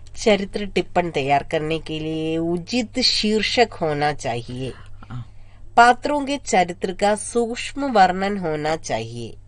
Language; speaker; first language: Hindi; non-native, local second language; Malayalam